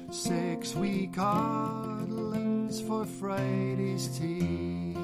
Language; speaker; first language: English; native; English